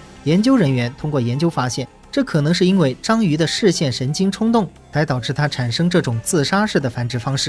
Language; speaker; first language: Chinese; native; Chinese